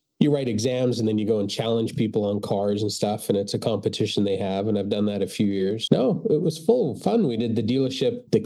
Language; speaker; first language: English; native; English